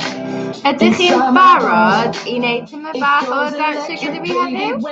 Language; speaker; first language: Welsh; non-native, local second language; English